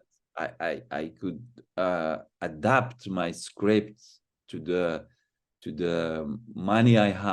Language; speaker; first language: English; non-native, fluent; Arabic